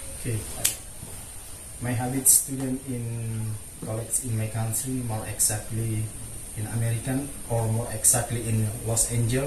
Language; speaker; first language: English; non-native, learner; Indonesian